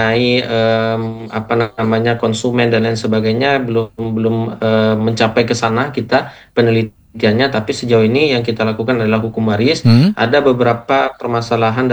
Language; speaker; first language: Indonesian; native; Indonesian